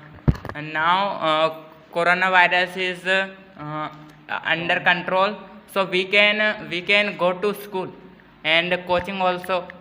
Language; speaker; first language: English; non-native, learner; Hindi